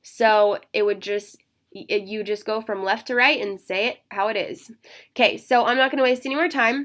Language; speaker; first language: English; native; English